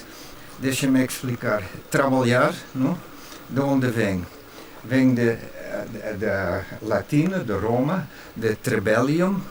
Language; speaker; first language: Portuguese; non-native, fluent; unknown